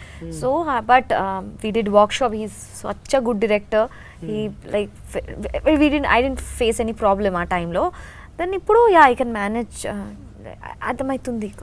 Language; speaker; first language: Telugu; non-native, learner; Hindi